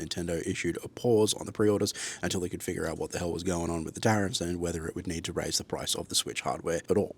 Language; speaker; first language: English; native; English